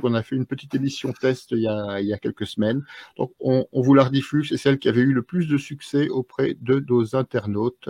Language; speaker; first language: French; native; French